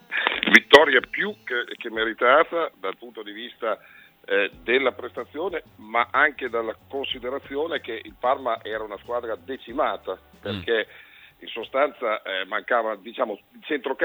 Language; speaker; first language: Italian; native; Italian